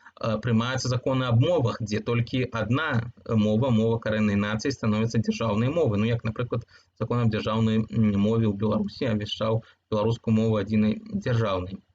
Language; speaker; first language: Belarusian; native; Belarusian